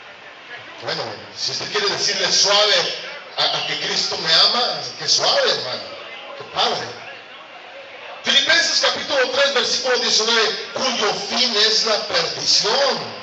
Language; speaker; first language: Spanish; native; Spanish